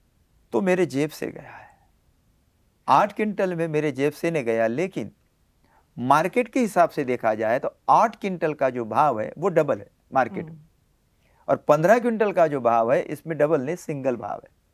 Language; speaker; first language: Hindi; native; Hindi